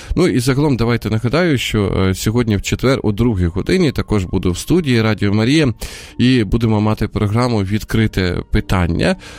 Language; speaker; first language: Ukrainian; non-native, local second language; Russian